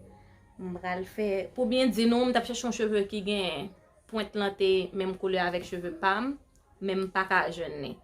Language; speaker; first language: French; non-native, local second language; Haitian Creole